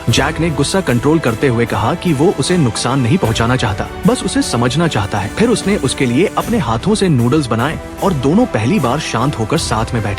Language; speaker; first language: Hindi; native; Hindi